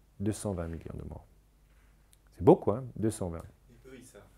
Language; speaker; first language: French; non-native, local second language; German